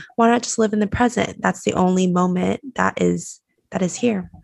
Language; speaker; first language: English; non-native, fluent; Chinese